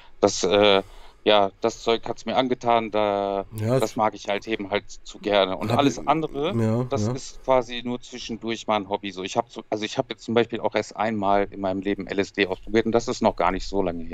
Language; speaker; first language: German; native; German